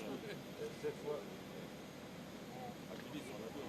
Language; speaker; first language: French; non-native, learner; Russian